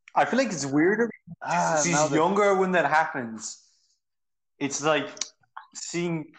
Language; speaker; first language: English; native; English